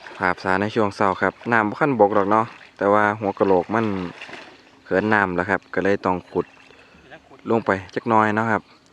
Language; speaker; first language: Thai; native; Thai